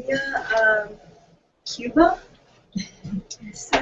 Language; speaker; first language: Hindi; non-native, learner; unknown